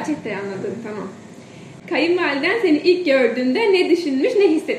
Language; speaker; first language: Turkish; non-native, fluent; Indonesian